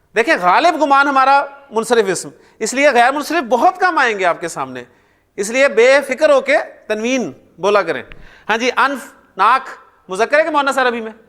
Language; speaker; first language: Urdu; native; Urdu